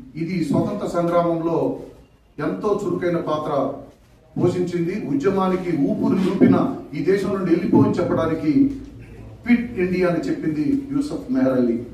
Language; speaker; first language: Telugu; non-native, local second language; Urdu